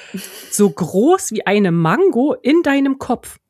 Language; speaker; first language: German; native; German